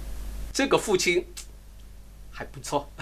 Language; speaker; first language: Chinese; native; Chinese